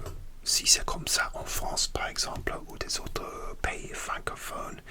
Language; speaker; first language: French; non-native, learner; English